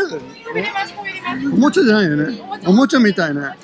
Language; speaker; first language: Japanese; non-native, fluent; English